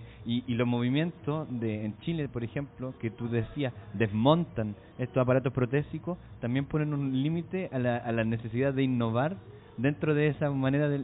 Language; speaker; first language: Spanish; native; Spanish